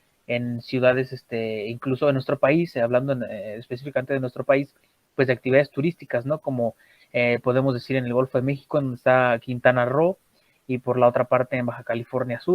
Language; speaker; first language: Spanish; native; Spanish